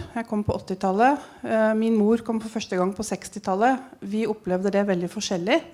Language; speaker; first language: Norwegian; early bilingual, heritage; Norwegian